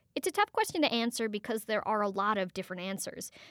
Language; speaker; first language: English; native; English